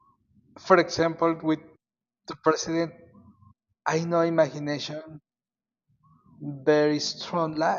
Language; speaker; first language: English; non-native, learner; Spanish